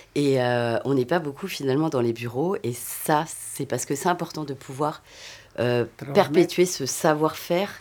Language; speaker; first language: French; native; French